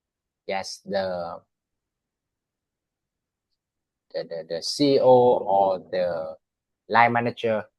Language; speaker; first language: English; non-native, learner; Vietnamese